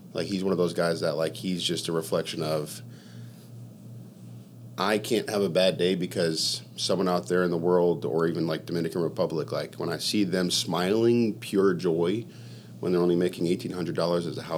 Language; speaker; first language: English; native; English